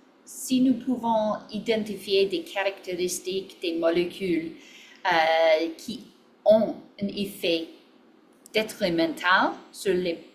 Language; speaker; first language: French; non-native, learner; English